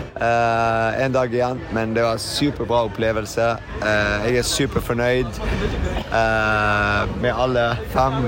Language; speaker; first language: Norwegian; non-native, fluent; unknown